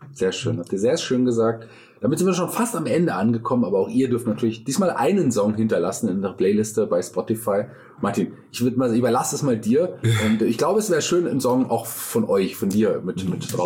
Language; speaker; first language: German; native; German